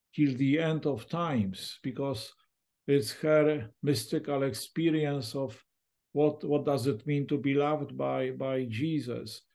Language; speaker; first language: English; non-native, fluent; Polish